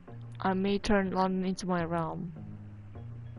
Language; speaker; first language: English; native; English